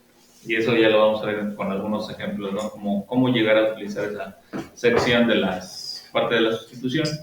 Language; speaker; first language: Spanish; native; Spanish